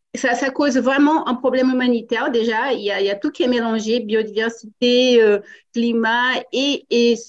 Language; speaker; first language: French; non-native, fluent; Portuguese